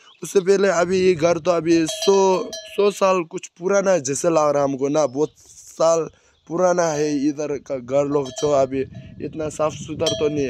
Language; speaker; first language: Hindi; non-native, local second language; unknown